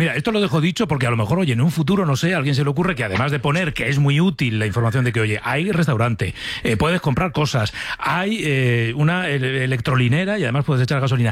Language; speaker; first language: Spanish; native; Spanish